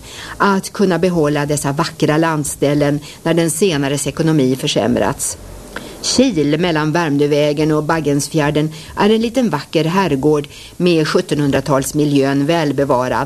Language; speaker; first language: Swedish; native; Swedish